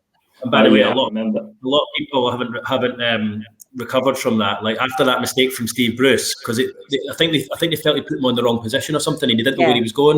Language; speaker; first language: English; native; English